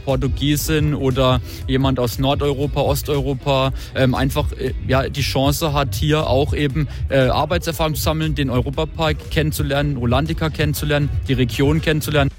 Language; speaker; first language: German; native; German